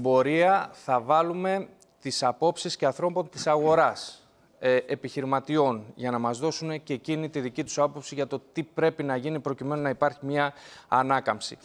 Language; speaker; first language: Greek; native; Greek